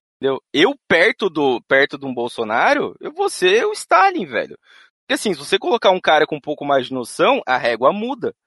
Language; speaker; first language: Portuguese; native; Portuguese